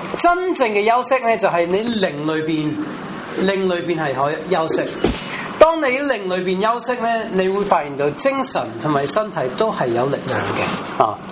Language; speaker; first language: Chinese; non-native, local second language; Cantonese